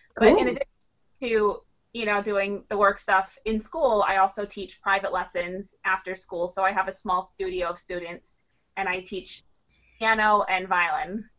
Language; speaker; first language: English; native; English